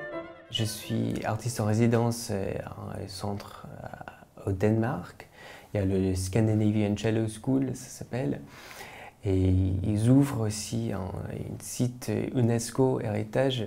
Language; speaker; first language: French; non-native, fluent; English